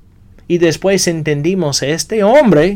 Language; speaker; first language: Spanish; non-native, fluent; English